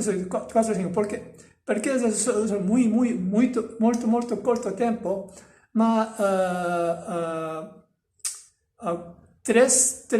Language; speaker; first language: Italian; non-native, learner; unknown